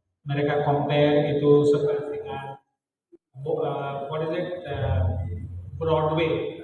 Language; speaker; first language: Indonesian; non-native, fluent; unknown